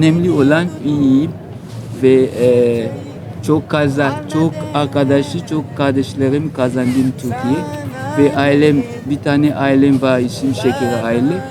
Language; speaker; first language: Turkish; non-native, learner; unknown